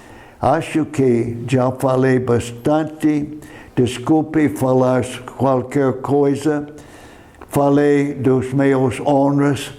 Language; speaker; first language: Portuguese; non-native, fluent; English